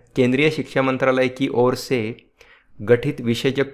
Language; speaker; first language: Hindi; non-native, local second language; Marathi